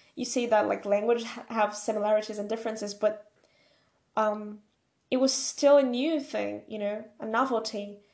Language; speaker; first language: English; non-native, fluent; Portuguese